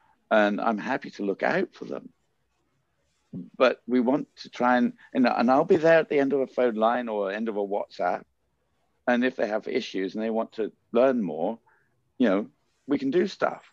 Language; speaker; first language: English; native; English